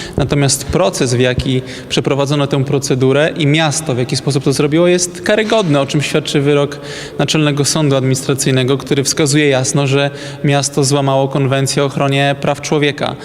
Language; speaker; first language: Polish; native; Polish